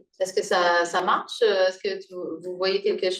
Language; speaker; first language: French; native; French